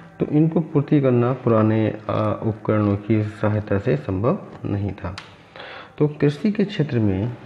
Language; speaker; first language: Hindi; native; Hindi